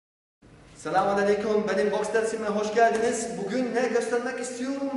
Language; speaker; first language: Turkish; non-native, learner; Polish